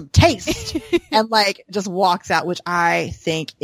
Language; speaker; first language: English; native; English